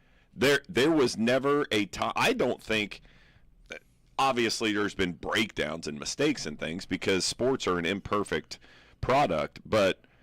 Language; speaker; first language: English; native; English